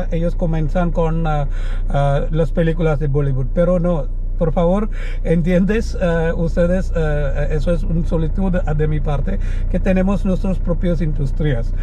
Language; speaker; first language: Spanish; non-native, learner; Malayalam